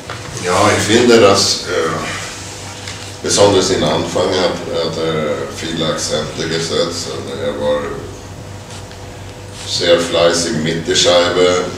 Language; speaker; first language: German; non-native, fluent; Swedish